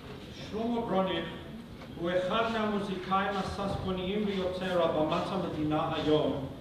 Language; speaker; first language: Hebrew; native; Hebrew